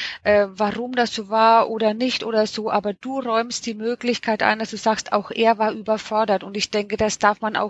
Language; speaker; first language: German; native; German